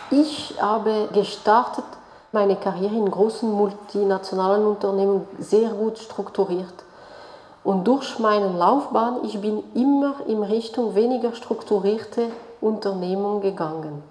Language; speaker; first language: German; non-native, fluent; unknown